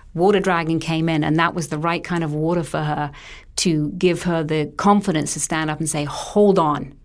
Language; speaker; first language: English; native; English